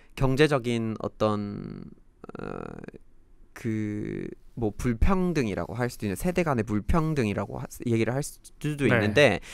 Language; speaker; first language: Korean; non-native, fluent; English